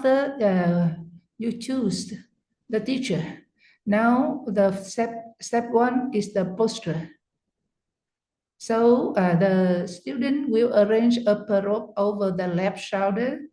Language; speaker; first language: English; non-native, fluent; Vietnamese